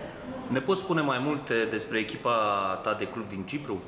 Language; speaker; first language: Romanian; native; Romanian